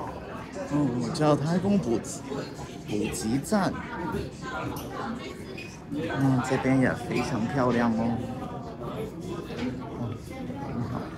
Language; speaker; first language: Chinese; non-native, local second language; Cantonese